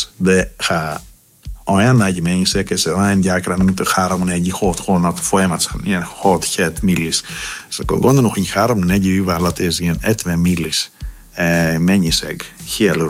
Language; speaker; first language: Hungarian; non-native, fluent; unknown